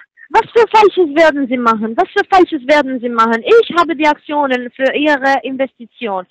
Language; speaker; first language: German; non-native, learner; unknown